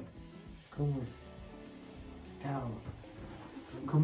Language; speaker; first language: Turkish; native; Turkish